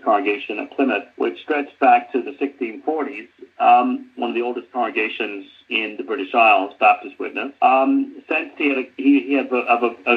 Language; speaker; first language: English; native; English